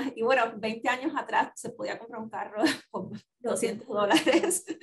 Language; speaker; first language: Spanish; native; Spanish